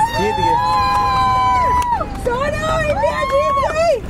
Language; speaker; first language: Hindi; native; Hindi